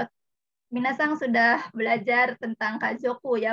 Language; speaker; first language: Indonesian; native; Indonesian